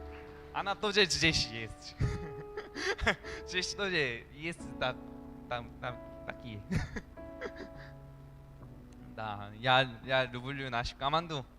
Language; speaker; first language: Russian; non-native, learner; Korean